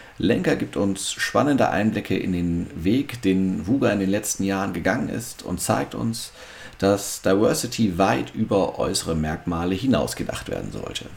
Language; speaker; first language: German; native; German